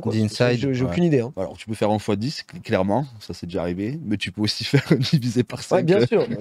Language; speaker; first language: French; native; French